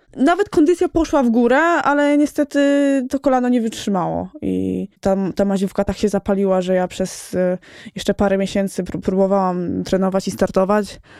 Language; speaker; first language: Polish; native; Polish